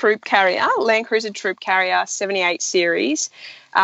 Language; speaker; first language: English; native; English